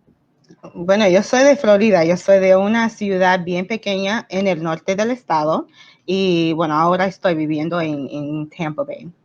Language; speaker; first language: Spanish; non-native, fluent; English